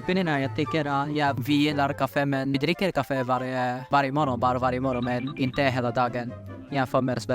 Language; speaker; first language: Swedish; non-native, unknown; Filipino